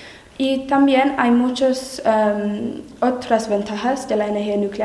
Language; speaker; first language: Spanish; non-native, learner; English